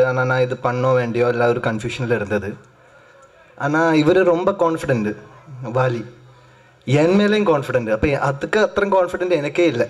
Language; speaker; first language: Tamil; non-native, learner; Malayalam